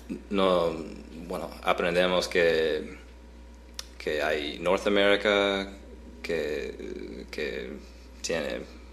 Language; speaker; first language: Spanish; non-native, fluent; English